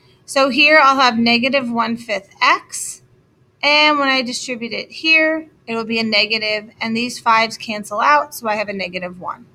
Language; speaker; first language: English; native; English